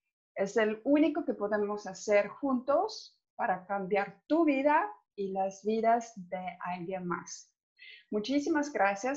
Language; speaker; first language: Spanish; non-native, fluent; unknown